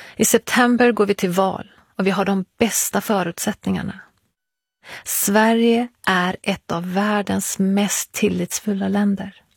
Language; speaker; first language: Swedish; early bilingual, other home language; Persian